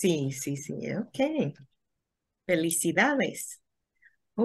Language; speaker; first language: Spanish; non-native, learner; English